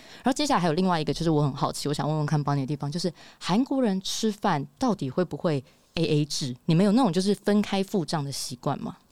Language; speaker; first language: Chinese; native; Chinese